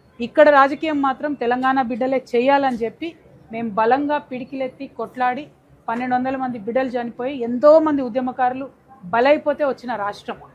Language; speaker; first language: Telugu; native; Telugu